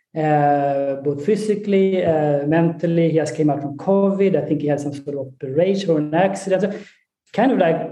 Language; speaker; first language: English; non-native, fluent; Swedish